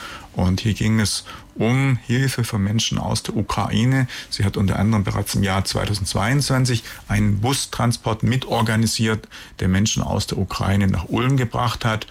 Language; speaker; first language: German; native; German